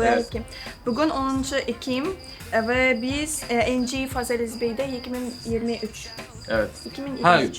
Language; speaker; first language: Turkish; non-native, learner; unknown